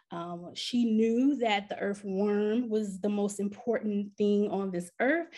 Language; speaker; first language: English; native; English